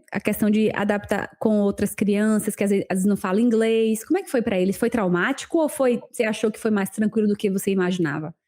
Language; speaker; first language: Portuguese; native; Portuguese